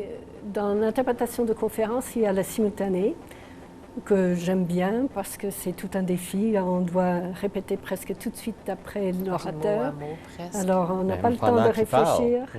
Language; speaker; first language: French; non-native, local second language; English